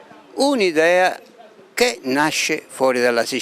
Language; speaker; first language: Italian; native; Italian